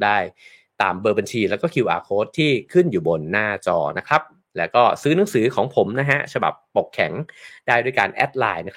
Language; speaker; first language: Thai; native; Thai